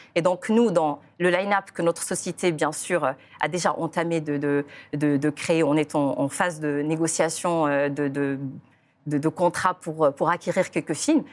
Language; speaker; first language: French; non-native, local second language; Arabic